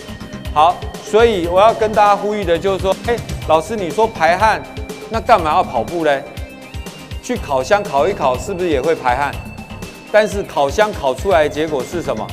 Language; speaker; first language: Chinese; native; Chinese